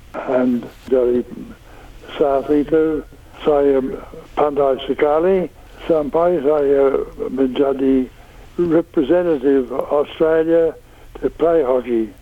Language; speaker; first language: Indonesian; non-native, learner; English